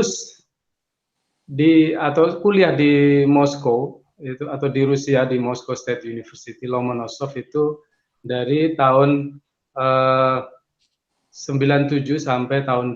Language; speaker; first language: Indonesian; native; Indonesian